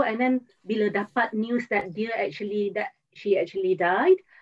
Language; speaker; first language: English; non-native, local second language; Malay